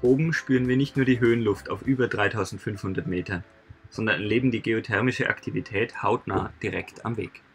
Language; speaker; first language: German; native; German